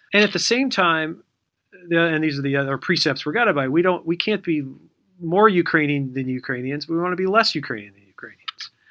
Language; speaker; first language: English; native; English